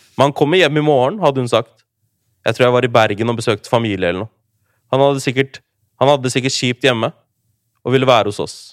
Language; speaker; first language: Norwegian; early bilingual, other home language; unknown